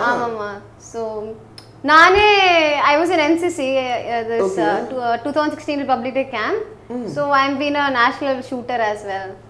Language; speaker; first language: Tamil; non-native, learner; Hindi